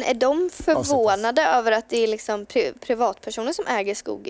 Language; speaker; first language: Swedish; native; Swedish